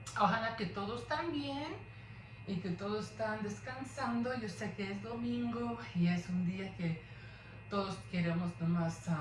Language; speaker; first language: Spanish; early bilingual, heritage; Spanish